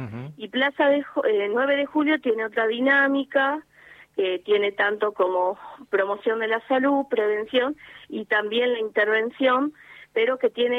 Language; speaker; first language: Spanish; native; Spanish